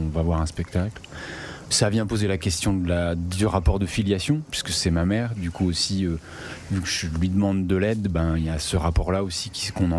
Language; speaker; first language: French; native; French